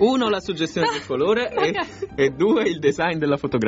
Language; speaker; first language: Italian; native; Italian